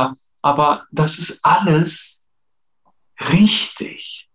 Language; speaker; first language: German; non-native, fluent; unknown